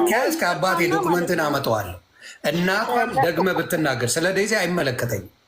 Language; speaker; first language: Amharic; non-native, local second language; Tigrinya